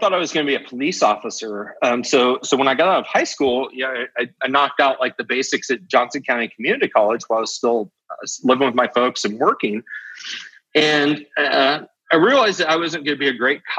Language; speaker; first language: English; native; English